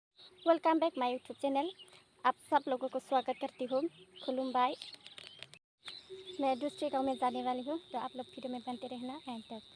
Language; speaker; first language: Hindi; non-native, local second language; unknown